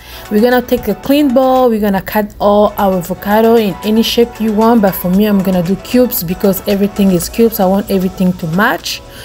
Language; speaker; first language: English; non-native, fluent; Lingala